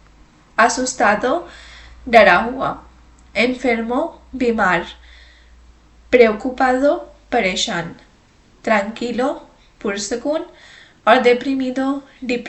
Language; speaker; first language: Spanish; non-native, fluent; Urdu